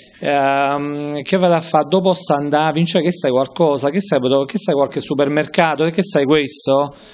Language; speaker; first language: Italian; native; Italian